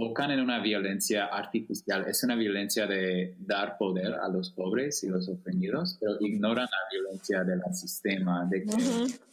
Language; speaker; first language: Spanish; non-native, fluent; English